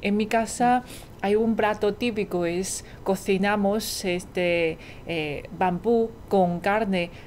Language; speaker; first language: Spanish; non-native, learner; Chinese